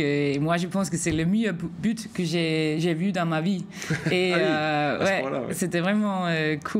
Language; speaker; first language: French; non-native, fluent; Danish